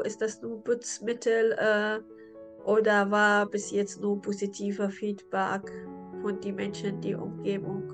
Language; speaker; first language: German; non-native, learner; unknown